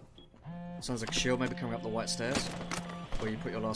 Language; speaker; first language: English; native; English